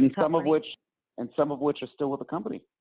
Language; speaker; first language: English; native; English